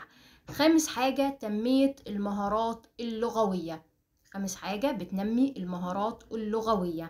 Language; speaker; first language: Arabic; native; Arabic